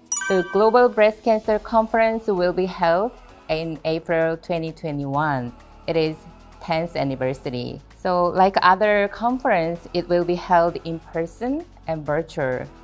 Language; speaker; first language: English; non-native, fluent; Korean